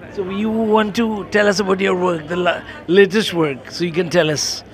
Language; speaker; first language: English; non-native, local second language; Bangla